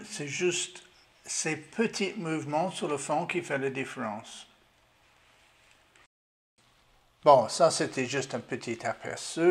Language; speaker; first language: French; non-native, learner; English